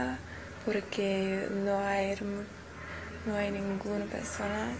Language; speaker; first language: Spanish; non-native, learner; English